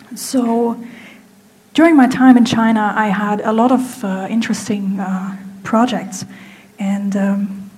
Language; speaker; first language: English; non-native, fluent; German